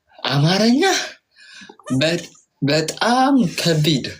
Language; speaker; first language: Amharic; non-native, learner; Tigrinya